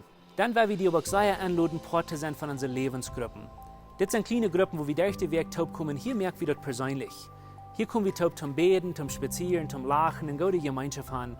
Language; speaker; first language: German; non-native, learner; Plautdietsch